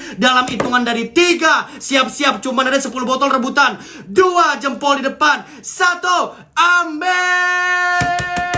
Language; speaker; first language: Indonesian; native; Indonesian